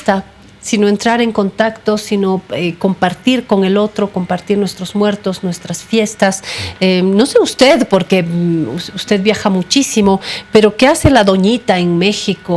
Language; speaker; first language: Spanish; native; Spanish